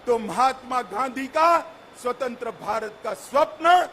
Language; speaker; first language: Hindi; non-native, local second language; Telugu